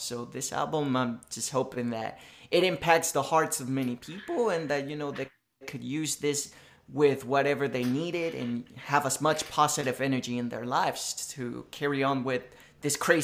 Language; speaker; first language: English; non-native, fluent; Spanish